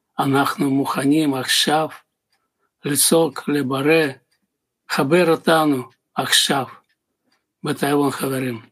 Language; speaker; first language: Hebrew; non-native, learner; Dutch